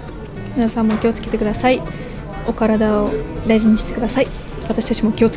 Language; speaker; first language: Japanese; non-native, fluent; Russian